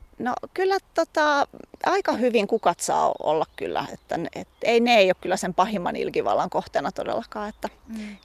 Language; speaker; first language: Finnish; native; Finnish